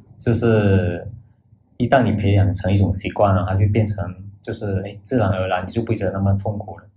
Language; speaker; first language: Chinese; native; Chinese